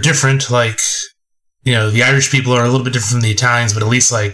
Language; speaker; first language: English; native; English